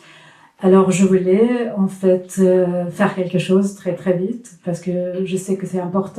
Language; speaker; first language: French; non-native, fluent; Swedish